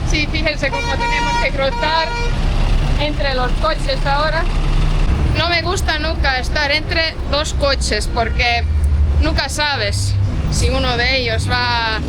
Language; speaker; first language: Spanish; non-native, fluent; Estonian